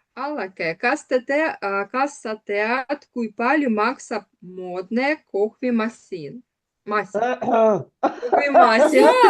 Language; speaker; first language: Estonian; non-native, learner; Russian